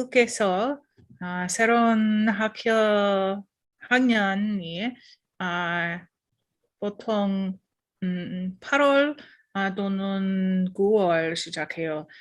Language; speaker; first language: Korean; non-native, learner; English